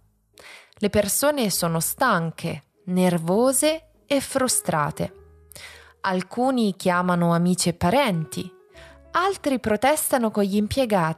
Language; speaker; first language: Italian; native; Italian